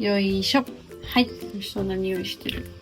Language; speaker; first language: Japanese; non-native, fluent; Georgian